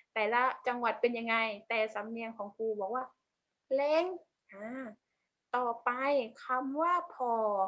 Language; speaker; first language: Thai; native; Thai